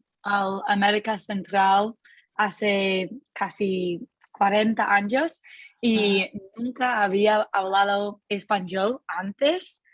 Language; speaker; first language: Spanish; non-native, learner; English